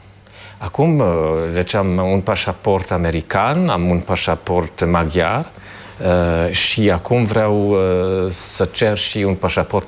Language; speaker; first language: Romanian; non-native, fluent; German